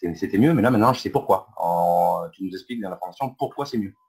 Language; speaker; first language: French; native; French